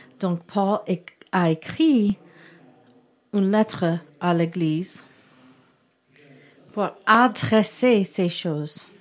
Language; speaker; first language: French; non-native, learner; English